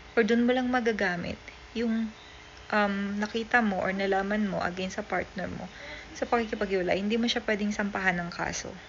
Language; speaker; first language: Filipino; native; Filipino